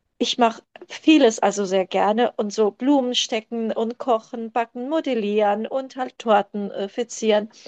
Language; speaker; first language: German; early bilingual, other home language; Turkish